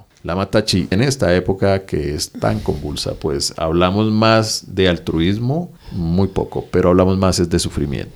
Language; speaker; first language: Spanish; native; Spanish